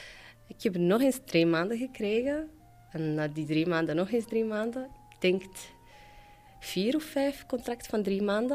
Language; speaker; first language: Dutch; non-native, fluent; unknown